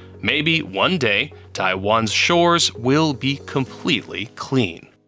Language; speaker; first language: English; native; English